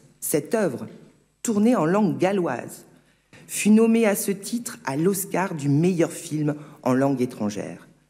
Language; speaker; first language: French; native; French